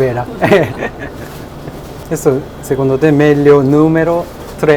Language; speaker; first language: Italian; non-native, learner; Japanese